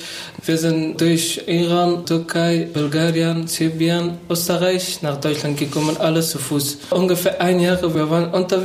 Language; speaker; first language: German; non-native, learner; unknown